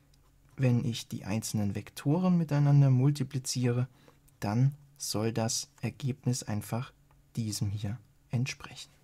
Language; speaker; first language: German; native; German